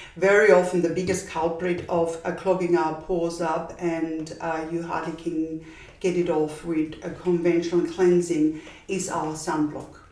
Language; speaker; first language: English; non-native, fluent; German